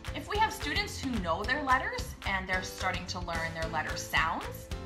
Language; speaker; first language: English; native; English